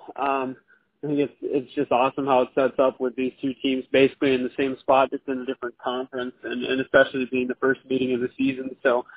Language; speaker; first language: English; native; English